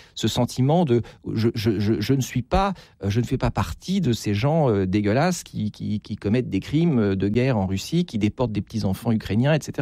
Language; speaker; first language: French; native; French